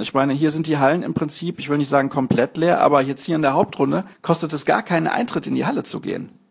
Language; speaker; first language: German; native; German